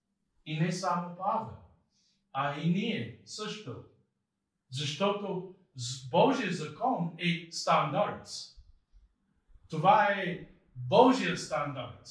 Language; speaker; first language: Bulgarian; non-native, fluent; English